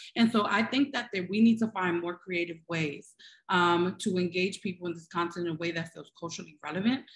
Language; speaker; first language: English; native; English